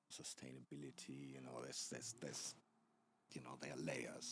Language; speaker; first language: English; non-native, fluent; German